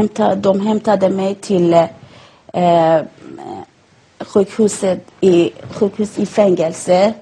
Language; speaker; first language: Swedish; non-native, learner; Persian